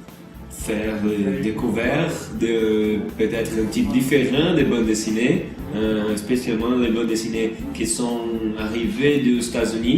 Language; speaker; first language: French; non-native, learner; Portuguese